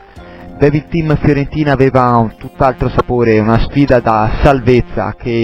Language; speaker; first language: Italian; native; Italian